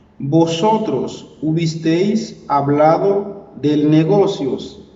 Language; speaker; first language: Spanish; non-native, learner; Haitian Creole